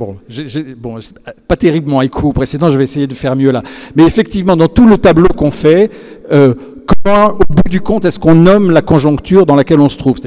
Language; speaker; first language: French; native; French